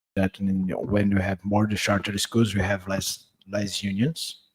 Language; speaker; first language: English; non-native, learner; Portuguese